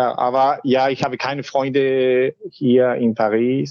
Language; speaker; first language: German; non-native, learner; Spanish